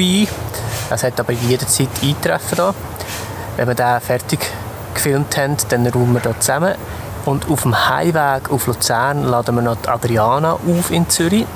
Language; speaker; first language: German; native; German